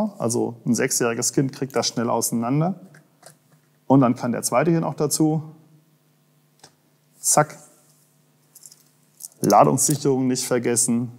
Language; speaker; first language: German; native; German